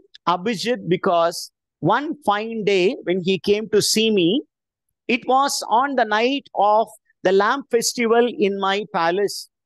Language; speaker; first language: English; non-native, local second language; Tamil